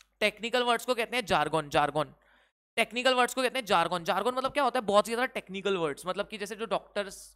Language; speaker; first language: Hindi; native; Hindi